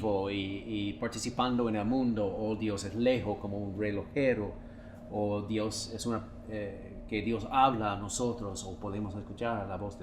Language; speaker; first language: Spanish; non-native, fluent; English